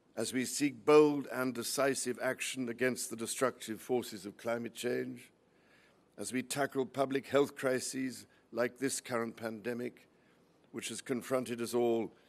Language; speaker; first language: English; native; English